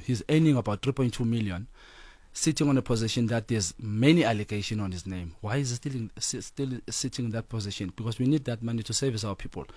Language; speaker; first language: English; non-native, local second language; Zulu